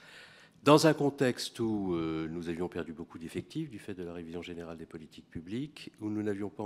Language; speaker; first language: French; native; French